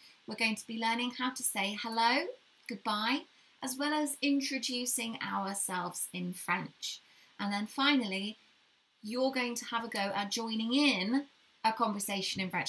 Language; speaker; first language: English; native; English